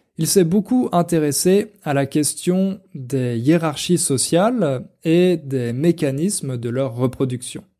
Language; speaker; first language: French; native; French